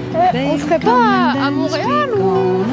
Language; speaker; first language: French; native; French